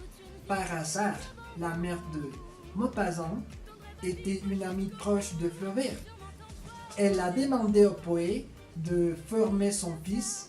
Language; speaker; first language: French; non-native, fluent; Spanish